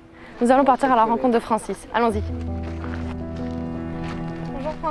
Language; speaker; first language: French; native; French